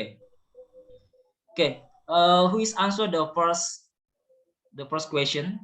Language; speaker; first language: English; non-native, learner; Indonesian